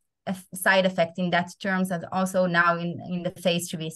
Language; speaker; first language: English; non-native, fluent; Hebrew